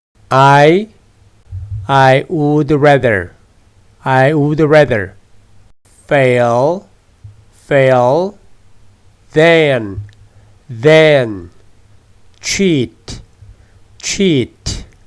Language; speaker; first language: English; non-native, fluent; Korean